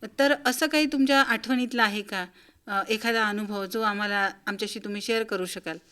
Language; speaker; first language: Marathi; native; Marathi